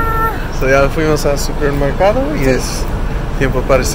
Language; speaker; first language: Spanish; non-native, learner; English